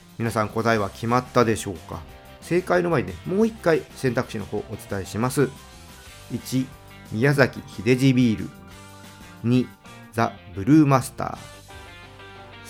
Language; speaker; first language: Japanese; native; Japanese